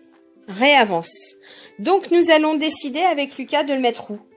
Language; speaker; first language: French; native; French